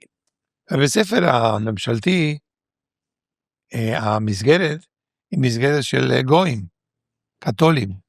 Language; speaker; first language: Hebrew; non-native, fluent; Spanish